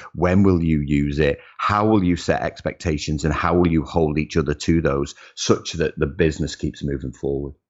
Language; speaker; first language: English; native; English